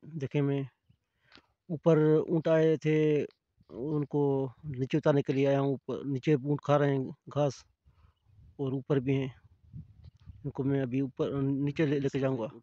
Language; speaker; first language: Urdu; non-native, local second language; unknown